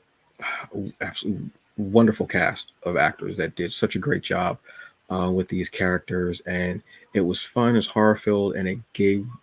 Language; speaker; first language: English; native; English